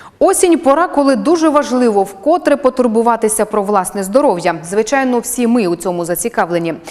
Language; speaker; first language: Ukrainian; native; Ukrainian